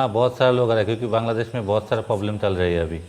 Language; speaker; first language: Hindi; non-native, local second language; Bangla